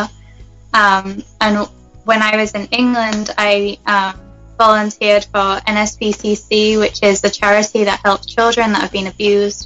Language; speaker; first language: English; native; English